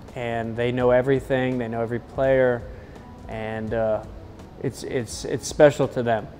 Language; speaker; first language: English; native; English